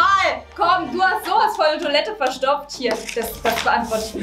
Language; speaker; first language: German; native; German